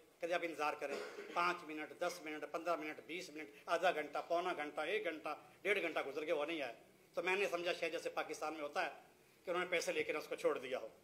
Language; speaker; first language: Urdu; non-native, local second language; Punjabi